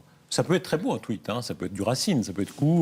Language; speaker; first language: French; native; French